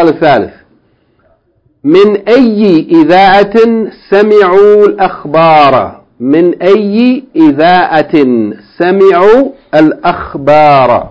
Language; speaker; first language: Arabic; non-native, fluent; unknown